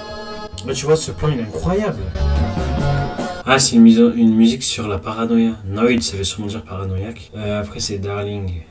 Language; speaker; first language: French; native; French